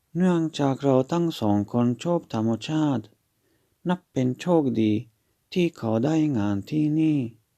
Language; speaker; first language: Thai; non-native, fluent; Hungarian